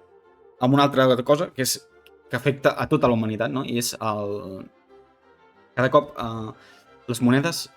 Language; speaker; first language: Catalan; native; Catalan